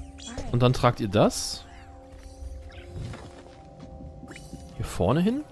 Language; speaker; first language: German; native; German